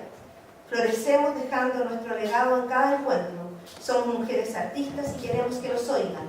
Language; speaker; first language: Spanish; native; Spanish